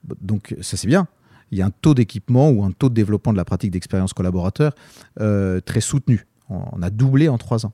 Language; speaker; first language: French; native; French